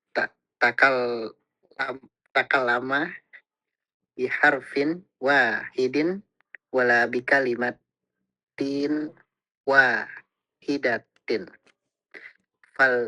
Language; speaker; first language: Arabic; non-native, learner; Indonesian